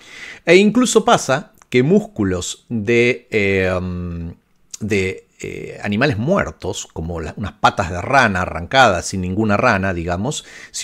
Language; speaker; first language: Spanish; native; Spanish